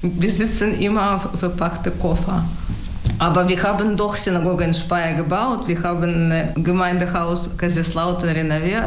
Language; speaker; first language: German; non-native, fluent; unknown